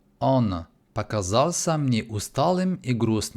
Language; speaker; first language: Russian; non-native, fluent; French